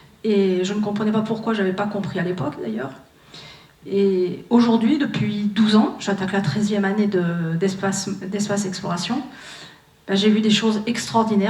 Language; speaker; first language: French; native; French